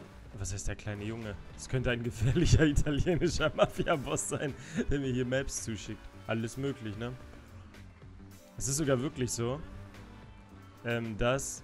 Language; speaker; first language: German; native; German